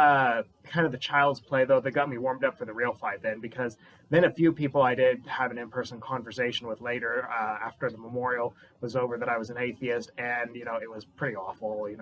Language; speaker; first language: English; native; English